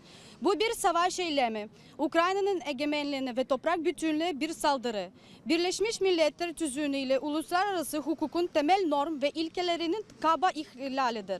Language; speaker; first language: Turkish; non-native, fluent; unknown